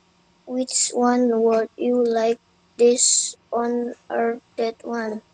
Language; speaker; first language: English; non-native, learner; Indonesian